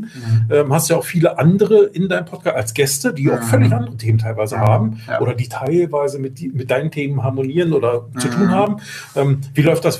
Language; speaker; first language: German; native; German